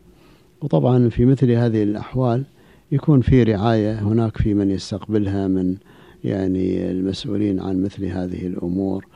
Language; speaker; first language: Arabic; native; Arabic